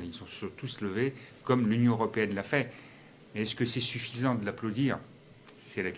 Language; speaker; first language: French; native; French